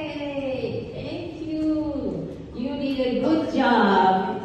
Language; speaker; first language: English; non-native, learner; Indonesian